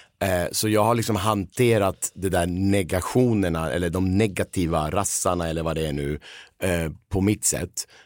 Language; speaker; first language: Swedish; early bilingual, other home language; Persian